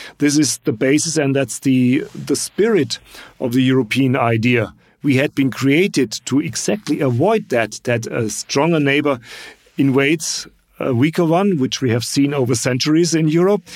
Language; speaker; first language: English; non-native, fluent; German